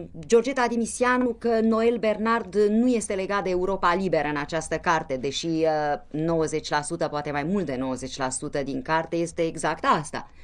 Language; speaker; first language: Romanian; native; Romanian